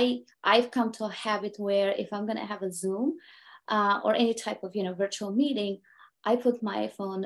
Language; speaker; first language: English; non-native, fluent; Bulgarian